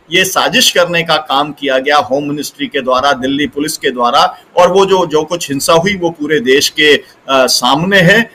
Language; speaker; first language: Hindi; native; Hindi